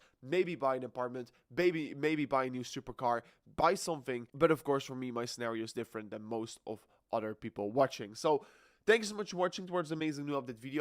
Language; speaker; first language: English; non-native, fluent; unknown